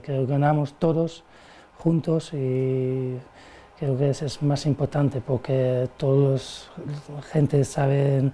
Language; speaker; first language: Spanish; non-native, learner; Dutch